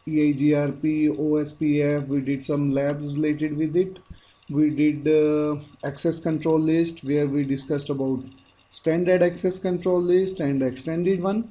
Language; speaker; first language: English; non-native, local second language; Hindi